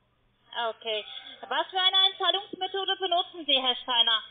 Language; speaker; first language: German; non-native, learner; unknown